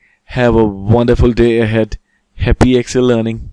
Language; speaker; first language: English; non-native, local second language; Hindi